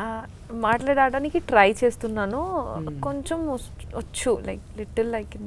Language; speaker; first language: Telugu; non-native, learner; Bangla